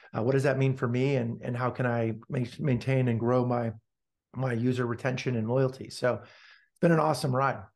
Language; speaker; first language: English; native; English